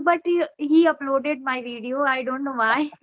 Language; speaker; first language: English; non-native, learner; Odia